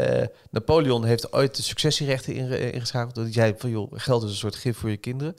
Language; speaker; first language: Dutch; native; Dutch